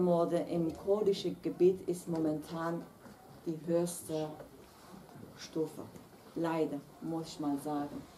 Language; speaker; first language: German; non-native, fluent; Kurdish